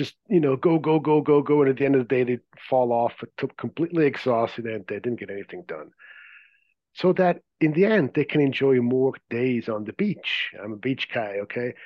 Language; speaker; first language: English; non-native, fluent; Swiss German